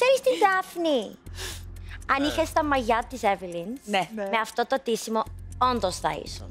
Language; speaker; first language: Greek; early bilingual, heritage; Greek